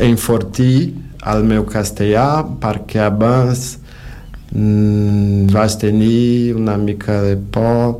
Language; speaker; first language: Catalan; non-native, learner; Portuguese